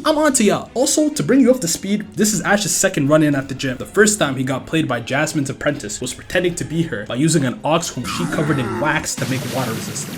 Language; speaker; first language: English; native; English